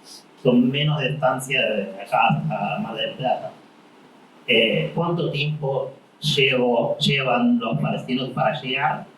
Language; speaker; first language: Spanish; non-native, fluent; Arabic